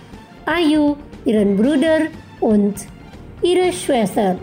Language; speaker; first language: German; non-native, fluent; Indonesian